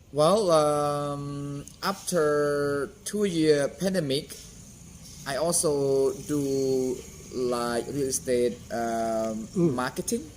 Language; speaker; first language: English; non-native, fluent; Khmer